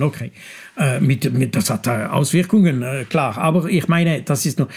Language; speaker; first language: German; non-native, local second language; French